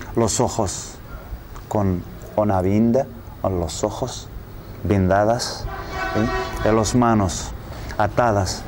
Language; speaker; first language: Spanish; non-native, learner; Arabic